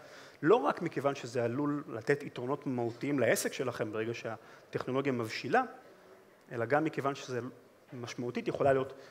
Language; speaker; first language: Hebrew; native; Hebrew